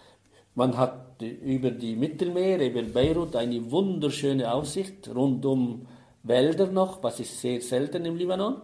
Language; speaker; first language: German; non-native, fluent; Arabic